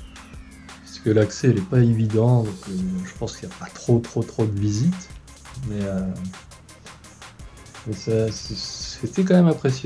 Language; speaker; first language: French; native; French